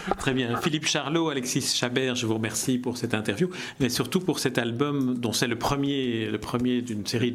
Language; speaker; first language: French; native; French